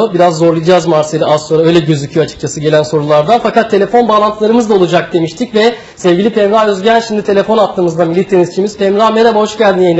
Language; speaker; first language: Turkish; native; Turkish